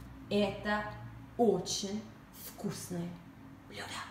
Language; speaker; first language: Russian; non-native, fluent; Italian